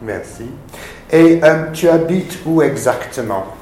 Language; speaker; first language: French; non-native, fluent; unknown